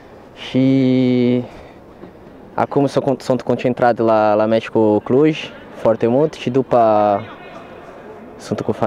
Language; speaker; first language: Romanian; non-native, learner; Portuguese